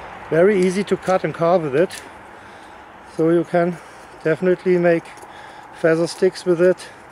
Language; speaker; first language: English; non-native, fluent; German